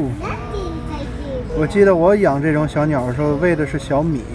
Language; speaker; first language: Chinese; native; Chinese